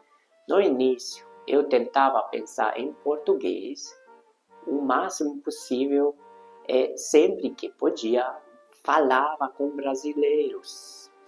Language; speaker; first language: Portuguese; non-native, fluent; Hungarian